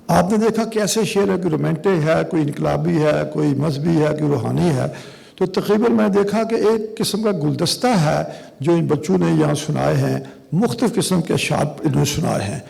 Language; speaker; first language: Urdu; non-native, local second language; Kashmiri